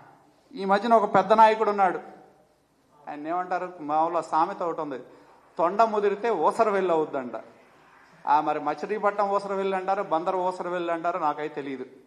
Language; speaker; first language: Telugu; native; Telugu